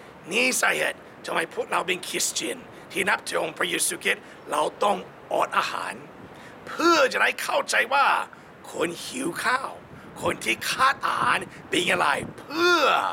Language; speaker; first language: Thai; non-native, fluent; English